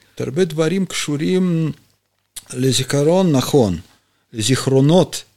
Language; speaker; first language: Hebrew; non-native, fluent; Russian